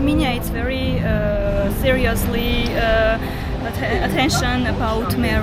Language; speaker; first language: English; non-native, learner; Armenian